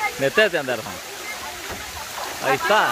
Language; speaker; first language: Spanish; native; Spanish